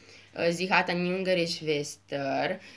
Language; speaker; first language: German; non-native, learner; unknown